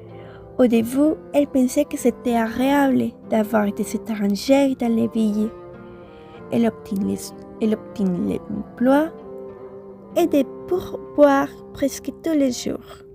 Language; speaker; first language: French; non-native, fluent; Spanish